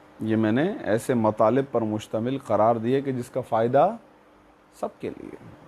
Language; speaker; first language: Urdu; non-native, local second language; Sindhi